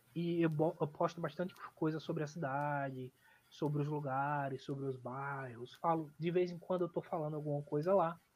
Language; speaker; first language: Portuguese; native; Portuguese